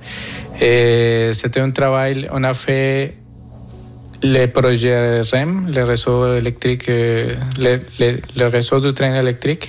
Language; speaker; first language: French; non-native, fluent; Spanish